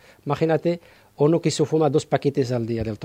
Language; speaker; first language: Spanish; non-native, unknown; Arabic